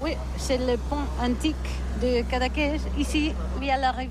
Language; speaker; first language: French; non-native, local second language; Catalan